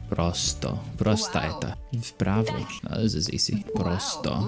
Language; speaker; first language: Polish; non-native, learner; Finnish